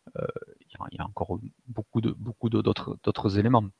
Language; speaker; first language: French; native; French